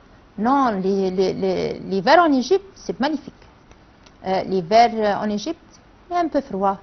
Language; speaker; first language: French; non-native, fluent; Arabic